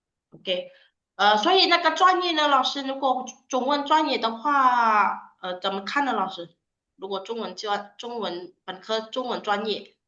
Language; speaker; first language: Chinese; non-native, fluent; Indonesian